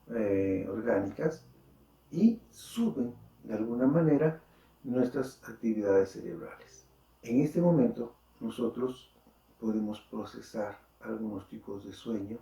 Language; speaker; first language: Spanish; native; Spanish